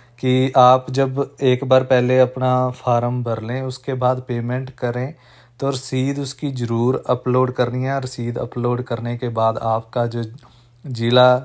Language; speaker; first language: Hindi; non-native, local second language; Punjabi